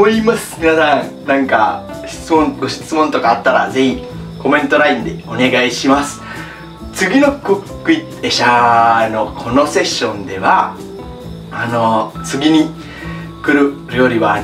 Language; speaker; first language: Japanese; non-native, fluent; Sinhala